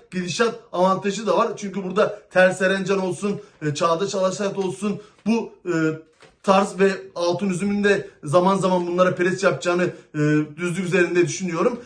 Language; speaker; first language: Turkish; native; Turkish